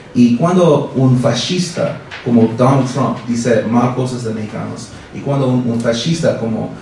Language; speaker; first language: Spanish; non-native, learner; English